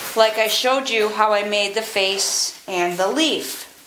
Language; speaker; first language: English; native; English